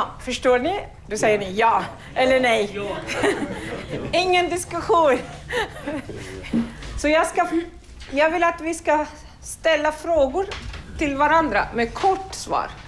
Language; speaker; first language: Swedish; non-native, fluent; Arabic